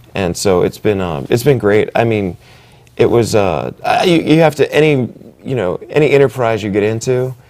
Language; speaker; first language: English; native; English